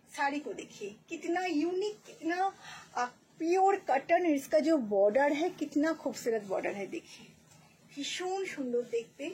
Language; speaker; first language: Hindi; non-native, local second language; Bangla